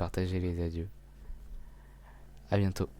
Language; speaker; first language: French; native; French